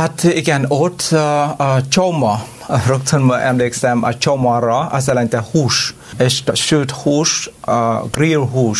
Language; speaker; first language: Hungarian; non-native, learner; Vietnamese